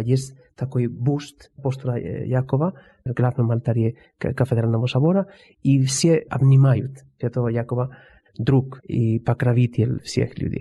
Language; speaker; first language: Russian; non-native, fluent; Spanish